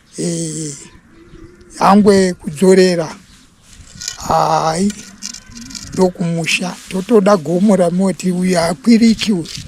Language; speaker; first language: Shona; non-native, local second language; Venda